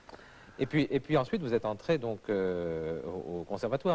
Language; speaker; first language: French; native; French